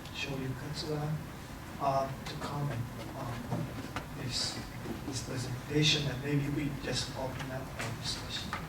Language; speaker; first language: English; non-native, learner; Japanese